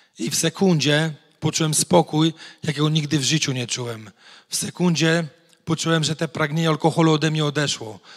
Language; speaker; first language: Polish; native; Polish